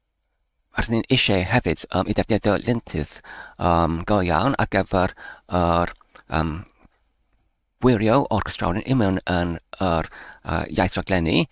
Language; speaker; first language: Welsh; non-native, learner; English